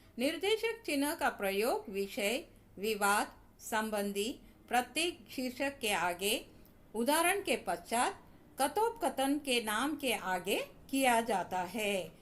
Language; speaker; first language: Hindi; non-native, local second language; Tamil